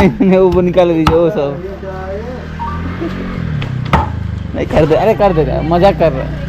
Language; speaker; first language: Hindi; non-native, local second language; Bangla